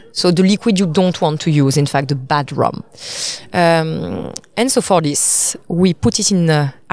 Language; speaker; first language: English; non-native, fluent; French